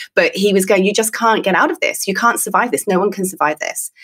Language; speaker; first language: English; native; English